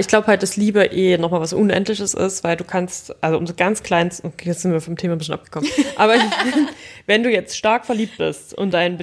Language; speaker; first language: German; native; German